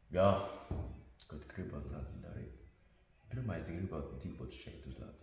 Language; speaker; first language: Latvian; non-native, learner; French